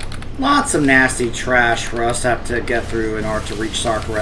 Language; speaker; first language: English; native; English